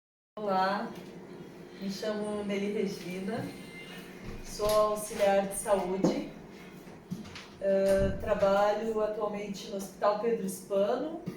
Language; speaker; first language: Portuguese; non-native, local second language; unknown